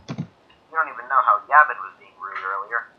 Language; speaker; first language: English; native; English